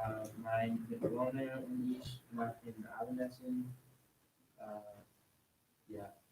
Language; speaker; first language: German; non-native, learner; English